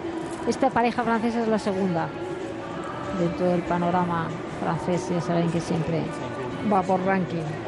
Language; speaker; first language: Spanish; native; Spanish